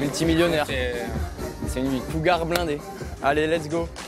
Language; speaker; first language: French; native; French